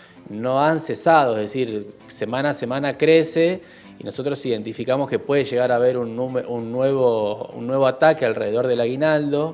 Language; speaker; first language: Spanish; native; Spanish